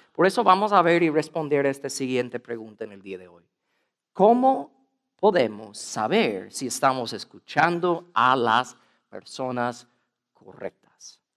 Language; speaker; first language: Spanish; non-native, fluent; English